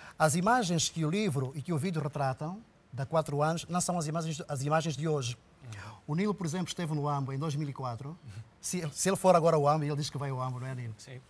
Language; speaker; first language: Portuguese; native; Portuguese